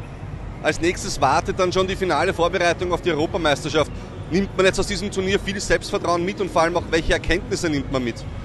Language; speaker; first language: German; native; German